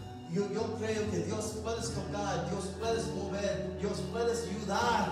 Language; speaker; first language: Spanish; non-native, learner; English